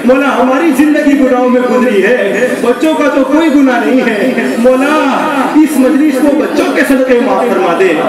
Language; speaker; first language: Hindi; non-native, local second language; Gujarati